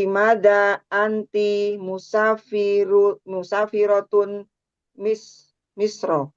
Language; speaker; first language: Arabic; non-native, learner; Indonesian